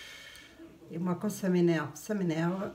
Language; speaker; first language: French; native; French